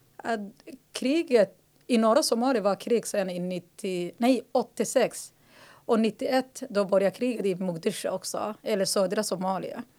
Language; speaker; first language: Swedish; non-native, fluent; Somali